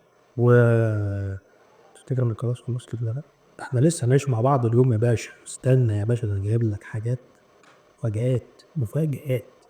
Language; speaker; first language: Arabic; native; Arabic